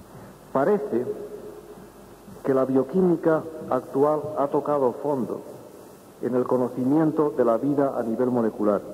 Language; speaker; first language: Spanish; native; Spanish